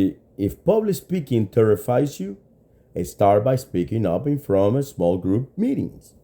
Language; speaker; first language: English; non-native, fluent; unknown